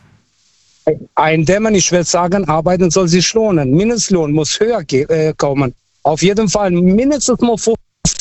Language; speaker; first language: German; non-native, fluent; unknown